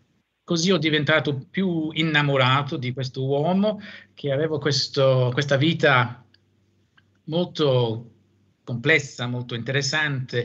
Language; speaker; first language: Italian; non-native, fluent; English